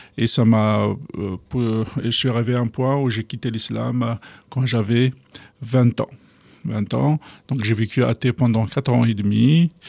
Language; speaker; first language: French; non-native, local second language; Kabyle